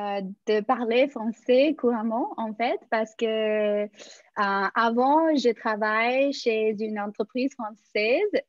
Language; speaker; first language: French; non-native, fluent; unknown